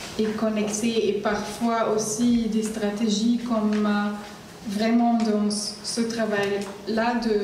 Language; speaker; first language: French; non-native, learner; Arabic